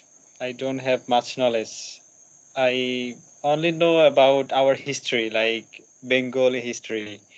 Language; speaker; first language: English; non-native, learner; Bangla